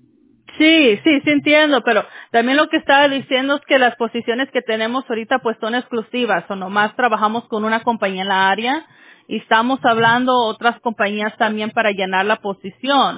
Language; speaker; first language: Spanish; early bilingual, heritage; Spanish